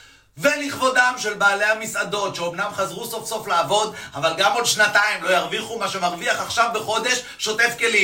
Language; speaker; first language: Hebrew; native; Hebrew